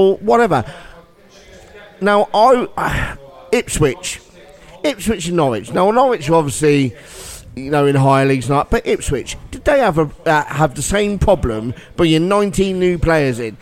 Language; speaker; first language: English; native; English